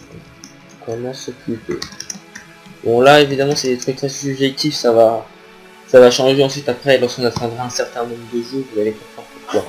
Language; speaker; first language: French; native; French